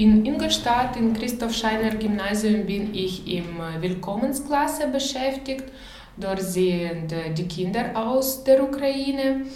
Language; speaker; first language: German; non-native, learner; Ukrainian